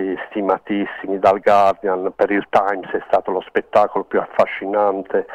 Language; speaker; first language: Italian; native; Italian